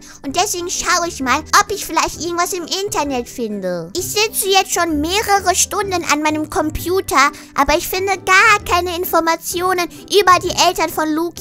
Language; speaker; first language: German; native; German